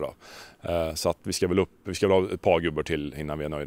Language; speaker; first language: Swedish; native; Swedish